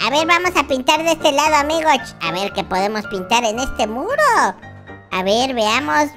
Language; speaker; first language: Spanish; native; Spanish